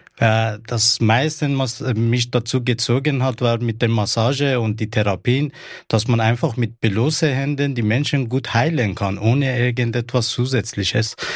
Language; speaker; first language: German; non-native, fluent; Persian